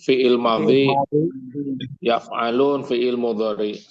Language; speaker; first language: Arabic; non-native, learner; Indonesian